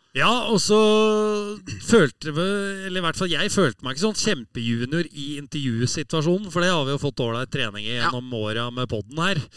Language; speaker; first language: Norwegian; native; Norwegian